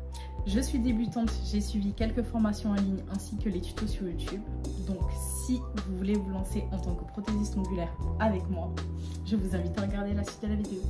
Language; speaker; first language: French; native; French